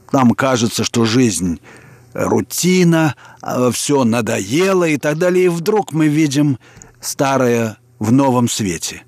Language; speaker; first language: Russian; native; Russian